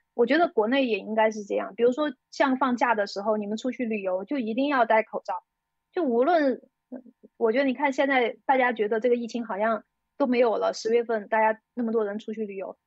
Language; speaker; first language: Chinese; native; Chinese